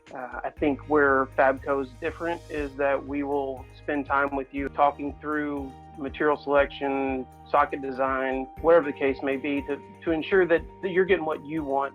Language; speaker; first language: English; native; English